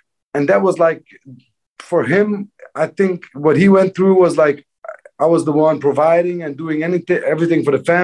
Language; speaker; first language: English; non-native, fluent; Danish